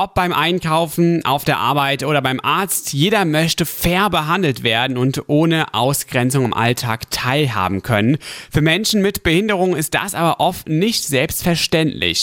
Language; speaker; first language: German; native; German